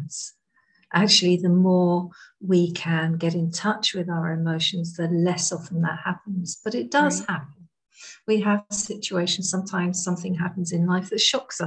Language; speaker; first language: English; native; English